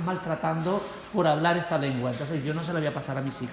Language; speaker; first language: Spanish; native; Spanish